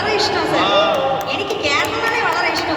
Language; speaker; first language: Tamil; native; Tamil